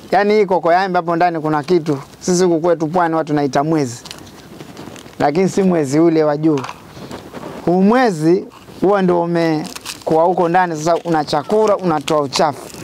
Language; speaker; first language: Swahili; non-native, local second language; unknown